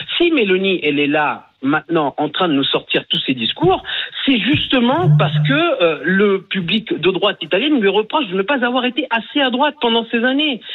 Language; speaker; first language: French; early bilingual, other home language; Italian